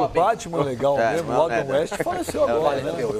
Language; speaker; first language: Portuguese; native; Portuguese